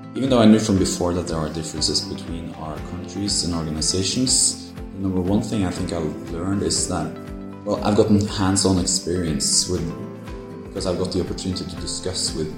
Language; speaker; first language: English; non-native, fluent; Norwegian